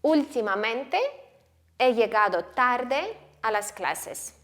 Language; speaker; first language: Spanish; non-native, fluent; Ukrainian